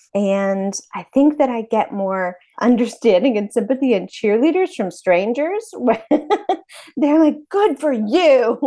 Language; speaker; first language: English; native; English